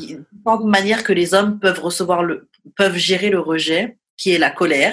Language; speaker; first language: French; native; French